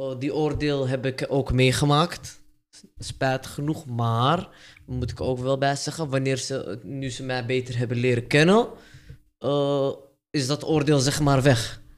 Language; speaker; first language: Dutch; early bilingual, other home language; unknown